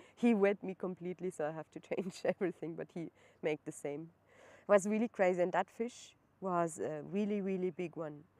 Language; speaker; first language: English; non-native, fluent; German